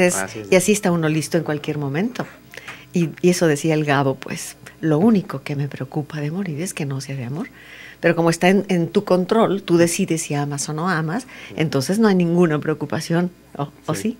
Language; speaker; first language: Spanish; native; Spanish